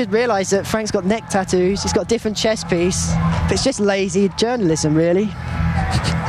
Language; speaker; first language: English; native; English